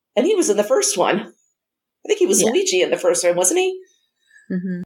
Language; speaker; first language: English; native; English